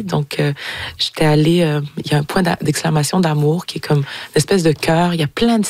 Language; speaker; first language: French; native; French